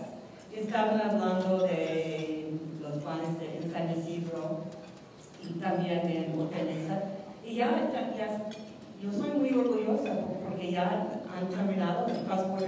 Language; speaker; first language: Spanish; non-native, fluent; English